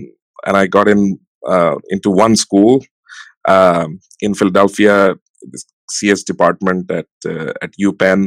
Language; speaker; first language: English; non-native, local second language; Hindi